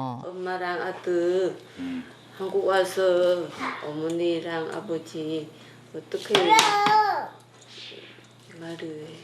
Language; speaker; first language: Korean; non-native, learner; Vietnamese